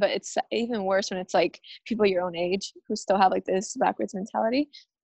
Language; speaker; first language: English; early bilingual, other home language; Spanish